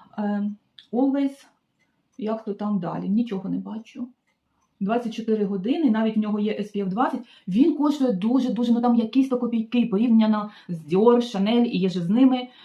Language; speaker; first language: Ukrainian; native; Ukrainian